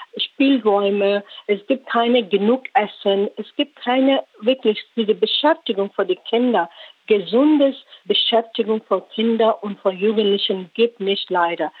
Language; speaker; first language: German; non-native, learner; Rohingya